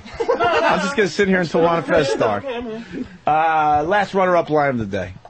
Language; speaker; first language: English; native; English